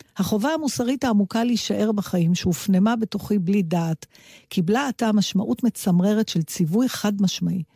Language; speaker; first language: Hebrew; native; Hebrew